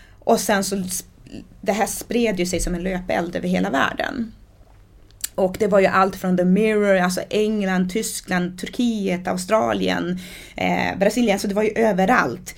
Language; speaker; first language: Swedish; early bilingual, other home language; Portuguese